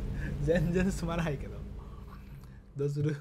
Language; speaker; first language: Japanese; non-native, fluent; Indonesian